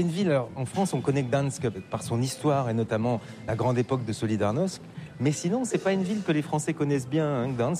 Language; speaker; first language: French; native; French